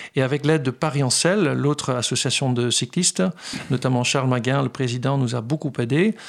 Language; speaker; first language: French; non-native, fluent; Dutch